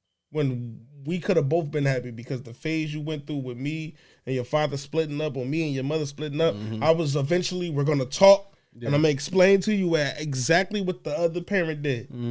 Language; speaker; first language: English; native; English